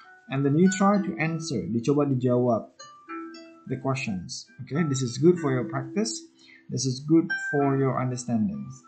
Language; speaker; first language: English; non-native, fluent; Indonesian